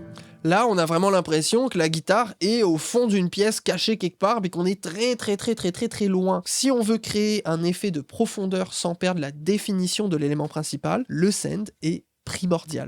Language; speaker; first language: French; native; French